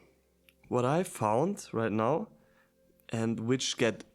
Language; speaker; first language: English; non-native, fluent; German